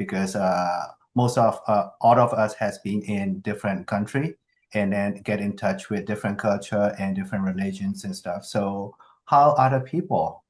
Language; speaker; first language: English; non-native, fluent; Burmese